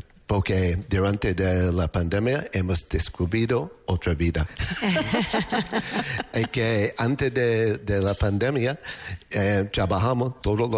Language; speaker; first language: Spanish; non-native, learner; English